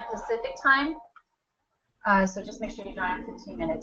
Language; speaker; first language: English; native; English